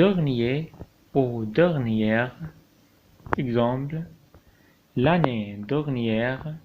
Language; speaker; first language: French; non-native, local second language; Arabic